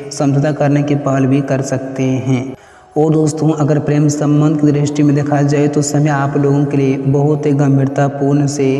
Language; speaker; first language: Hindi; native; Hindi